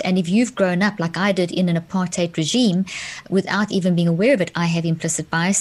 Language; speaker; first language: English; native; English